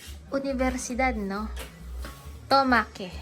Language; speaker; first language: Spanish; non-native, learner; Filipino